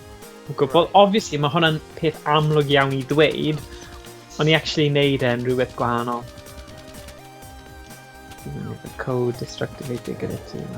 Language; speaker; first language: Welsh; native; Welsh